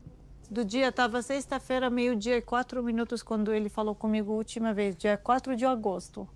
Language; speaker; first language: Portuguese; non-native, learner; Arabic